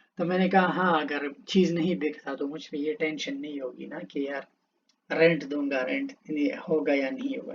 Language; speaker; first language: Urdu; non-native, local second language; Pashto